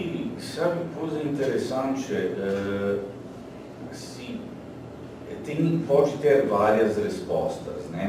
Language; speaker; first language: Portuguese; non-native, fluent; Slovenian